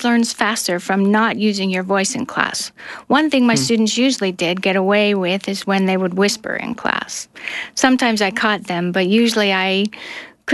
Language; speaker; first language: English; non-native, local second language; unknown